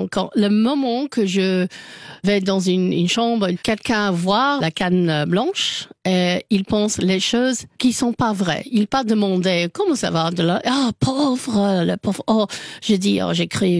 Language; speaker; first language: French; non-native, learner; English